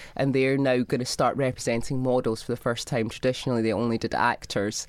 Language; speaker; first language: English; native; English